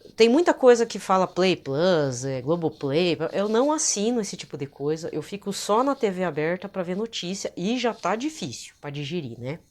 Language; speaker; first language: Portuguese; native; Portuguese